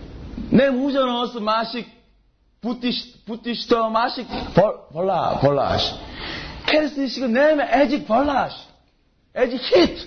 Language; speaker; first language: Hungarian; non-native, learner; Korean